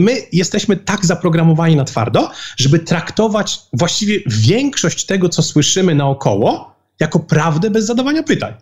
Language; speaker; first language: Polish; native; Polish